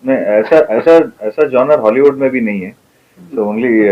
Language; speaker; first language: Hindi; non-native, local second language; Tamil